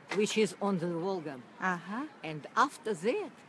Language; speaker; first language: English; non-native, fluent; Russian